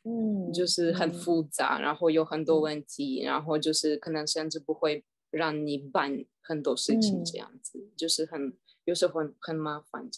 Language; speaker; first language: Chinese; non-native, fluent; Russian